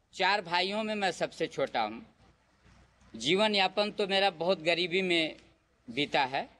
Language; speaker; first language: Hindi; native; Hindi